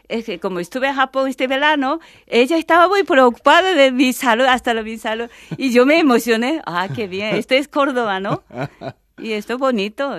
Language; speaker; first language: Spanish; non-native, fluent; Japanese